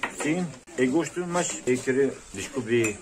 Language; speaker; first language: Portuguese; non-native, learner; Turkish